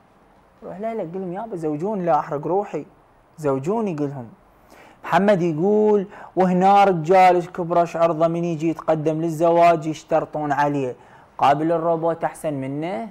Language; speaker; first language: Arabic; native; Arabic